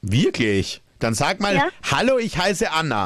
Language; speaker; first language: German; native; German